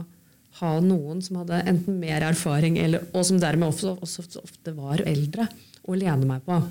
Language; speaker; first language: Norwegian; native; Norwegian